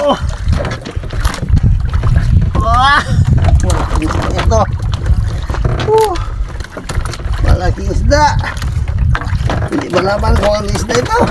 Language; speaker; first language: Filipino; non-native, local second language; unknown